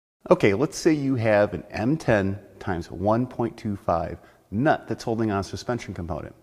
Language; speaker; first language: English; native; English